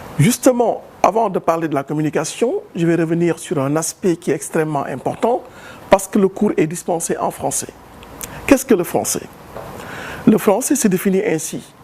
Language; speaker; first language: French; non-native, local second language; Wolof